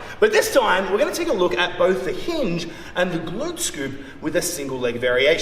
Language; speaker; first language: English; native; English